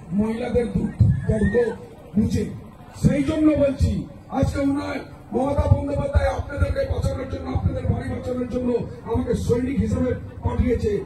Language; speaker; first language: Bangla; non-native, local second language; Hindi